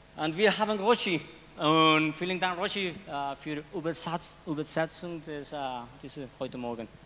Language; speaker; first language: German; non-native, learner; Spanish